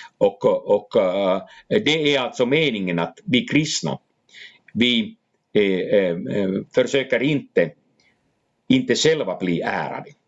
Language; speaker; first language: Swedish; non-native, fluent; Finnish